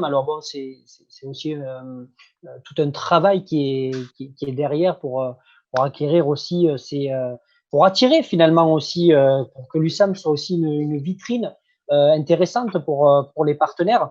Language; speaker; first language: French; native; French